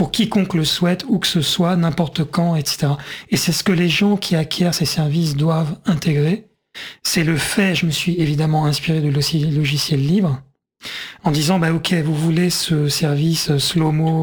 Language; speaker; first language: French; native; French